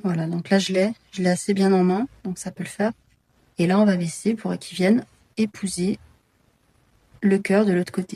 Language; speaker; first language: French; native; French